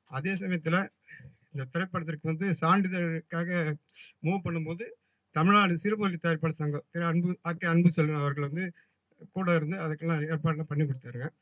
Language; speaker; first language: Tamil; native; Tamil